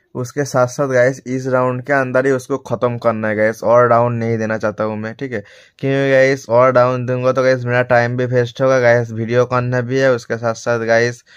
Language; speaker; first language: Hindi; non-native, local second language; Bangla